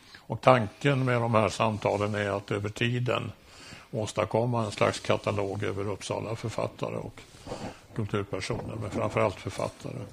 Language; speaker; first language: Swedish; native; Swedish